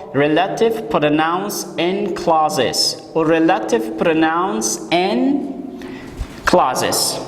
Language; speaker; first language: English; non-native, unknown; Persian